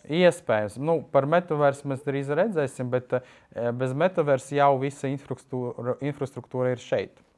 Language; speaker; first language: Latvian; non-native, local second language; Russian